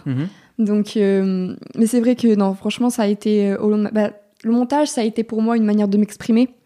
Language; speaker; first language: French; native; French